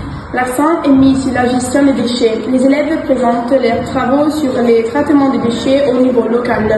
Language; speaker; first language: French; non-native, learner; Italian